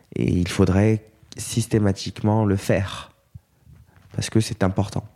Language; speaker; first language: French; native; French